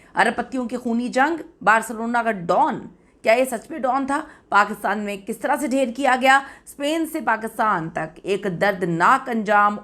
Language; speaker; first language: Urdu; native; Urdu